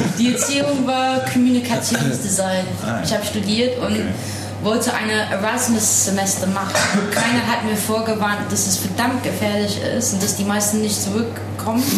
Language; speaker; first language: German; non-native, fluent; English